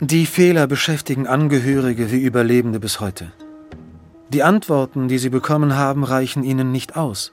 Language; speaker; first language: German; native; German